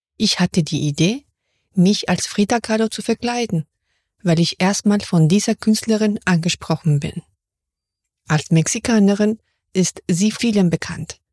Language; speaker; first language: German; non-native, fluent; Spanish